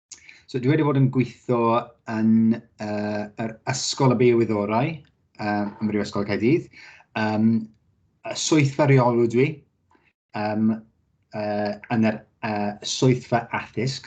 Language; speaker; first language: Welsh; non-native, learner; English